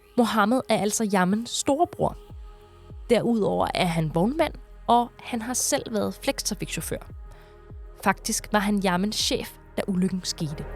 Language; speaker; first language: Danish; native; Danish